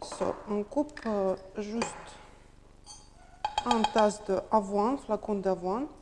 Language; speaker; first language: French; non-native, learner; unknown